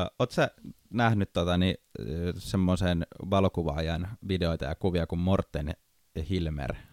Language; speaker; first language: Finnish; native; Finnish